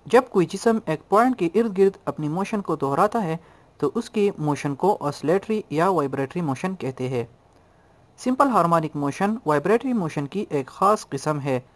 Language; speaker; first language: Urdu; non-native, local second language; Pashto